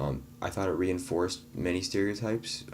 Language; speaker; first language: English; native; English